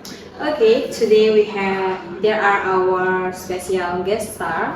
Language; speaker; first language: English; non-native, learner; Indonesian